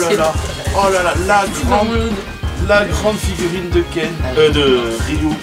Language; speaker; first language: French; native; French